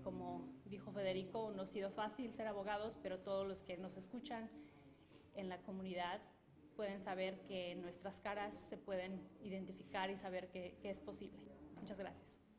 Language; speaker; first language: Spanish; native; Spanish